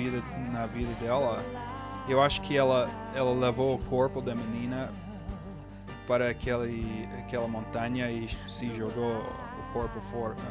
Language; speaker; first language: Portuguese; non-native, fluent; English